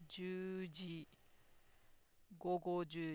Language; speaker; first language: Japanese; non-native, fluent; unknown